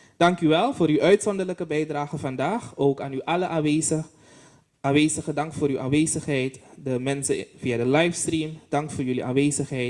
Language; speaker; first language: Dutch; native; Dutch